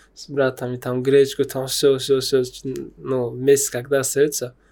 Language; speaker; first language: Russian; non-native, local second language; Tajik